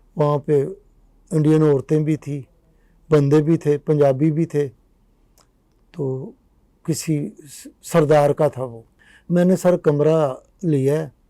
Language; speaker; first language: Urdu; non-native, local second language; Punjabi